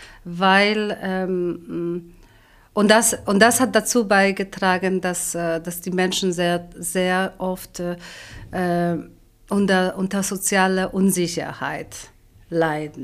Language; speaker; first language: German; non-native, fluent; Polish